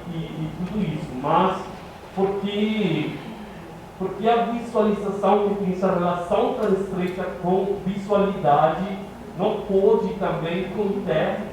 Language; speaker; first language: Portuguese; non-native, fluent; Spanish